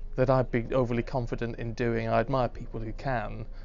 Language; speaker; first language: English; native; English